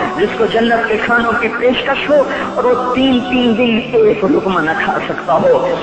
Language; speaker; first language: Urdu; non-native, local second language; Punjabi